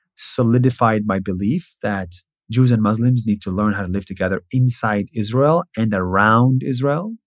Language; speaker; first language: English; non-native, fluent; Hebrew